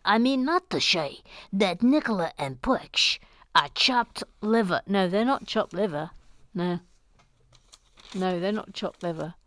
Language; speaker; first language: English; native; English